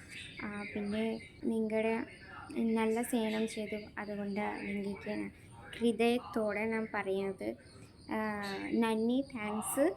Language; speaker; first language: Malayalam; non-native, local second language; Bangla